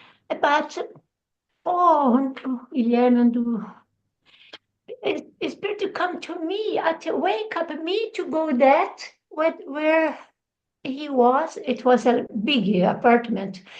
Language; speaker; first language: English; non-native, learner; Portuguese